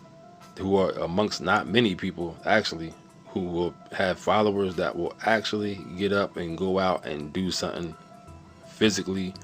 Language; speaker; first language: English; native; English